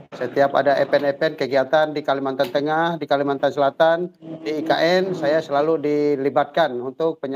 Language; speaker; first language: Indonesian; native; Indonesian